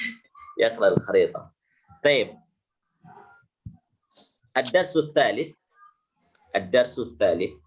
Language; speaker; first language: Arabic; non-native, fluent; Indonesian